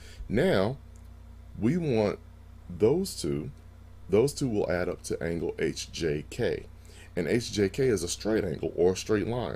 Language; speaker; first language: English; native; English